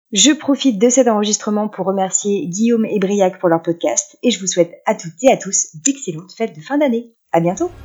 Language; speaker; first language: French; native; French